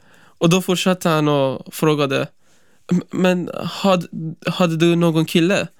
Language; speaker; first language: Swedish; non-native, fluent; Persian